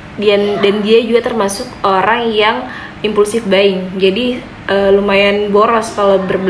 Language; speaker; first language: Indonesian; native; Indonesian